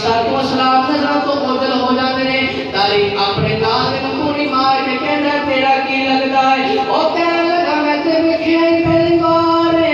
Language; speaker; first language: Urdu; non-native, local second language; Punjabi